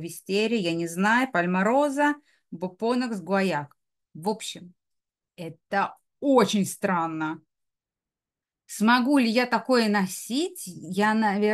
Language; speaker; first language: Russian; native; Russian